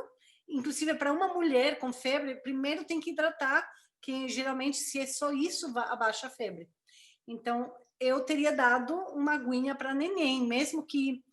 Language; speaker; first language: Portuguese; non-native, fluent; Spanish